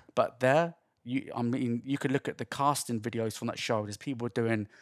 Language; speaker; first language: English; native; English